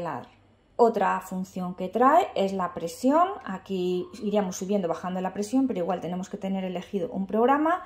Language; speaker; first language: Spanish; native; Spanish